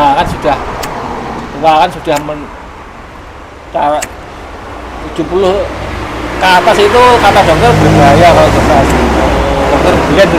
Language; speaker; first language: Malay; non-native, local second language; Javanese